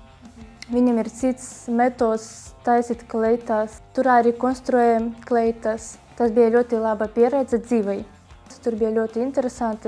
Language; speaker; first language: Latvian; non-native, local second language; Russian